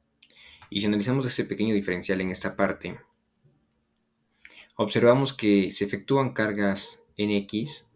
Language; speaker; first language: Spanish; native; Spanish